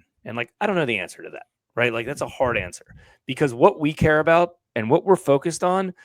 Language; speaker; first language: English; native; English